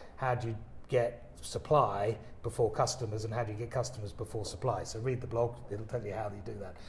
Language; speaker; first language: English; native; English